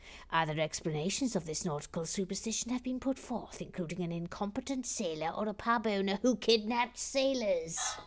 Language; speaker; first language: English; native; English